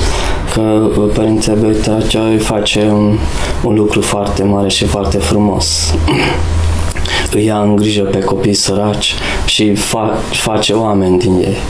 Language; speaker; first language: Romanian; non-native, local second language; Hungarian